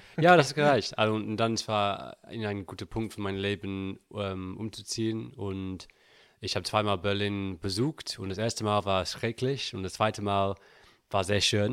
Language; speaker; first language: German; non-native, learner; English